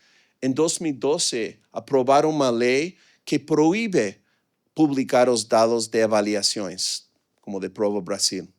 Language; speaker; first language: Portuguese; non-native, fluent; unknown